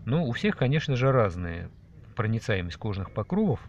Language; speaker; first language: Russian; native; Russian